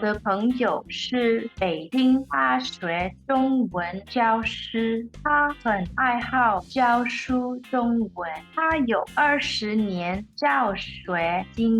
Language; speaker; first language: Chinese; non-native, learner; English